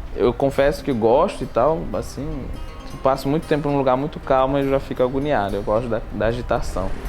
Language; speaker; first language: Portuguese; non-native, local second language; Kabuverdianu